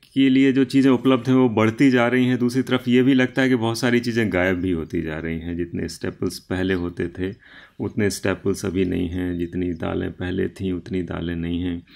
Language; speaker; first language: Hindi; native; Hindi